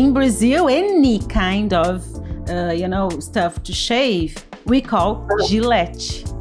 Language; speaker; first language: English; non-native, fluent; Portuguese